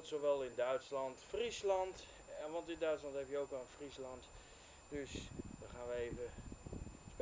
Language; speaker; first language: Dutch; native; Dutch